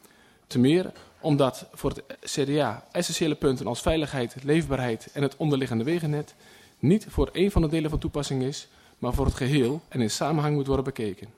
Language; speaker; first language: Dutch; native; Dutch